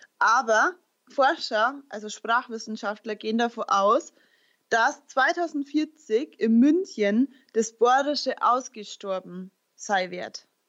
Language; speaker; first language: German; native; German